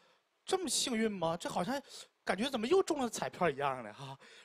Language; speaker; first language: Chinese; native; Chinese